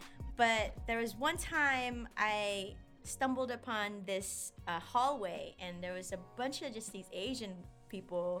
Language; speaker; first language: English; non-native, local second language; Filipino